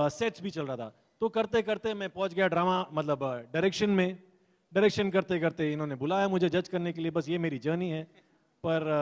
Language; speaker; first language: Hindi; native; Hindi